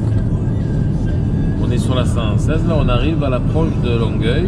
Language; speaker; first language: French; native; French